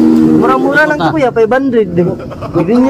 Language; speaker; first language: Filipino; non-native, local second language; Cebuano